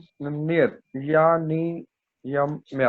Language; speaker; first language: Russian; non-native, learner; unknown